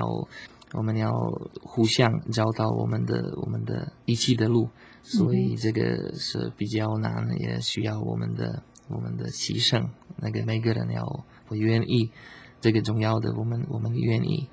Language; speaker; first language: Chinese; non-native, learner; Slovak